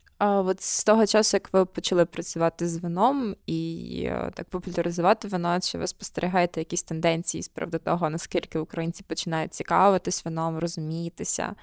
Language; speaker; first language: Ukrainian; native; Ukrainian